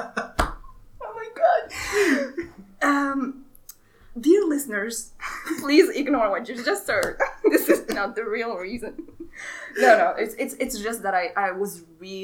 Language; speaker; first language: English; non-native, fluent; Arabic